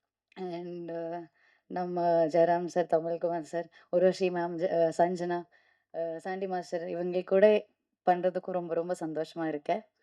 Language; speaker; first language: Tamil; non-native, learner; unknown